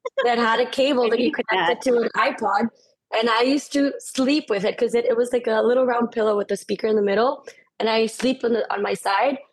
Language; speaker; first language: English; non-native, fluent; Spanish